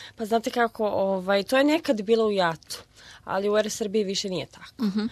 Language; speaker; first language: Serbian; early bilingual, heritage; Serbian